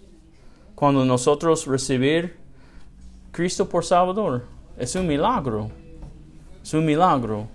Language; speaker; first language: Spanish; non-native, learner; English